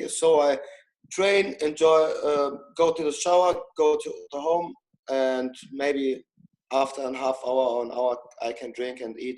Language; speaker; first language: English; non-native, fluent; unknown